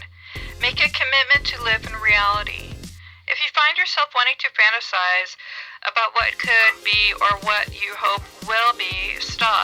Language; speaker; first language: English; native; English